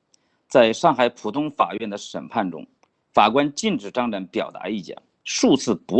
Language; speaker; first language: Chinese; native; Chinese